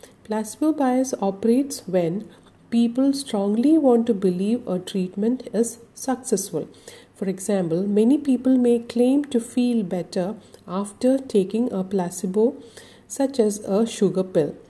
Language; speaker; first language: English; non-native, local second language; Malayalam